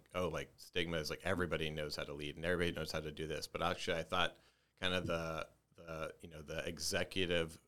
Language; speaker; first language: English; native; English